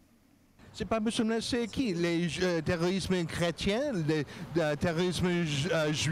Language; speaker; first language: French; non-native, learner; English